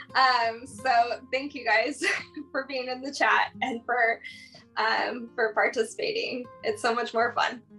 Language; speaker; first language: English; native; English